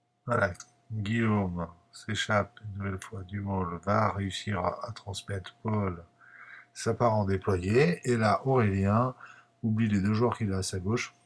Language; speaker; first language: French; native; French